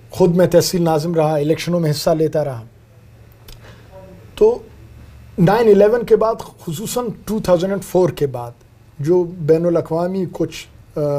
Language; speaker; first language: Urdu; non-native, local second language; Brahui